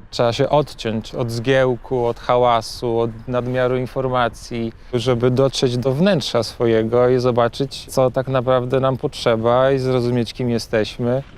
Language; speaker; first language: Polish; native; Polish